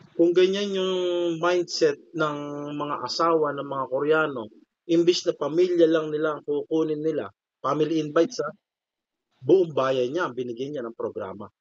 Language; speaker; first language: Filipino; native; Filipino